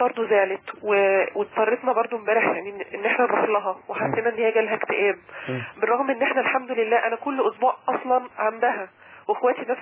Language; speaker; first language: Arabic; native; Arabic